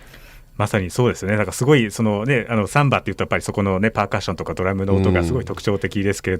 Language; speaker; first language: Japanese; native; Japanese